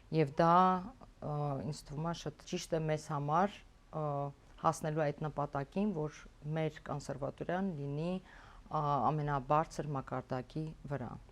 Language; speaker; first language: Armenian; native; Armenian